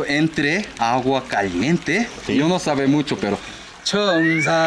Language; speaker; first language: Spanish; non-native, learner; Korean